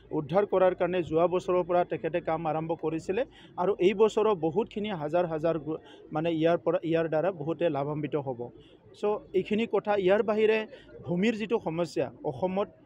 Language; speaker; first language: Assamese; non-native, local second language; Bodo